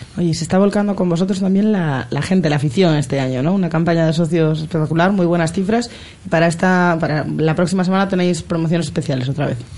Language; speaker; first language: Spanish; native; Spanish